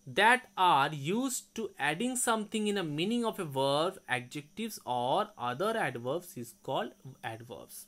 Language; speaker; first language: English; non-native, local second language; Bangla